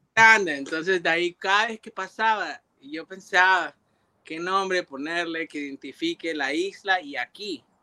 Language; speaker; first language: Spanish; early bilingual, heritage; Spanish